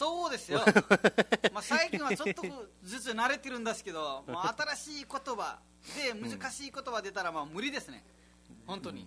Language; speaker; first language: Japanese; non-native, fluent; Nepali